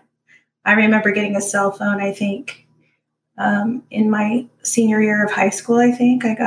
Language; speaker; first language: English; native; English